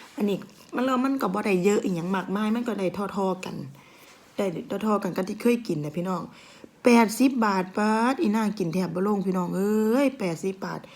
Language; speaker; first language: Thai; native; Thai